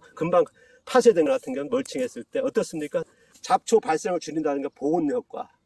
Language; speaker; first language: Korean; native; Korean